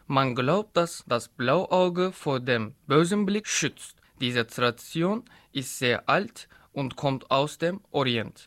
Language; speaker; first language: German; non-native, learner; Turkish